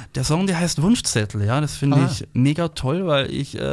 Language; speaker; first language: German; native; German